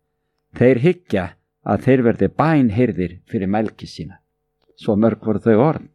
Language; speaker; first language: Icelandic; native; Icelandic